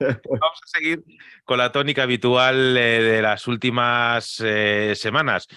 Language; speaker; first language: Spanish; native; Spanish